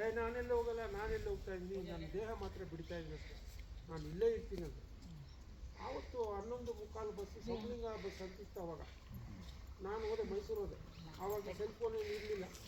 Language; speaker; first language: Kannada; native; Kannada